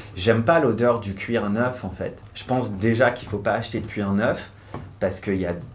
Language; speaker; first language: French; native; French